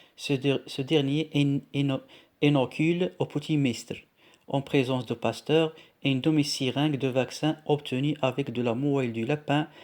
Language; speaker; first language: French; non-native, local second language; Arabic